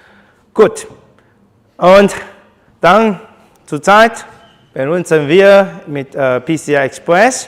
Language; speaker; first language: German; non-native, learner; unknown